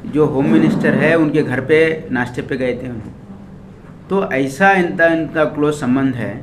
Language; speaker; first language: Hindi; non-native, local second language; Kannada